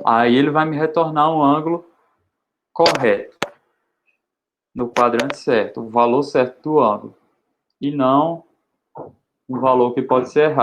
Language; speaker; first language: Portuguese; native; Portuguese